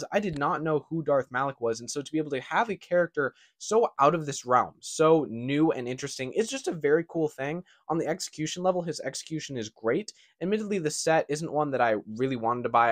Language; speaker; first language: English; native; English